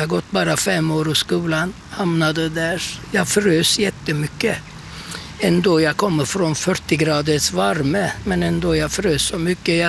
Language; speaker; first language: Swedish; non-native, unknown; Turkish